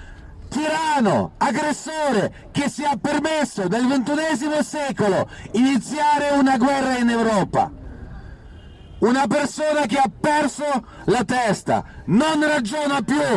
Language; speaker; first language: Italian; non-native, fluent; Ukrainian